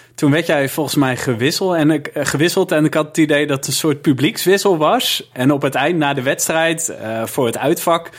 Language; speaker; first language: Dutch; native; Dutch